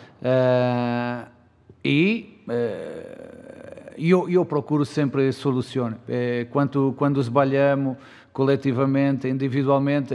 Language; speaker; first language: Italian; non-native, fluent; Portuguese